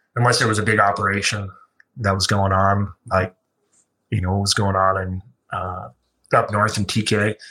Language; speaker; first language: English; native; English